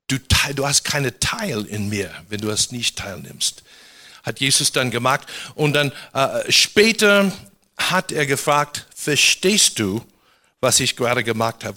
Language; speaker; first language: German; non-native, fluent; English